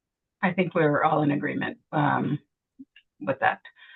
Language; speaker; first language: English; native; English